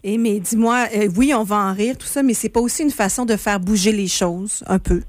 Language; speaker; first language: French; native; French